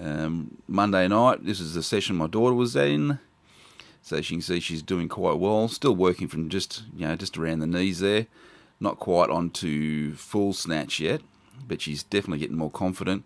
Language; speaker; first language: English; native; English